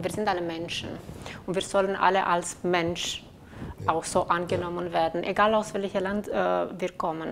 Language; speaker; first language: German; non-native, fluent; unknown